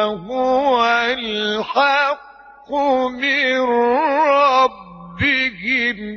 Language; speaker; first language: Arabic; native; Arabic